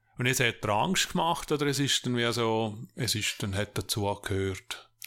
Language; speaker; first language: German; native; German